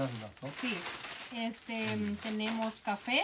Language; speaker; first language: Spanish; native; Spanish